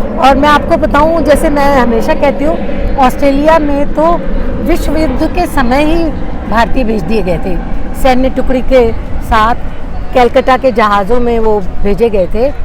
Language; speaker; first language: Hindi; native; Hindi